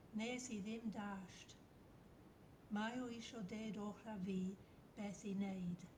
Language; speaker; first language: Welsh; non-native, learner; English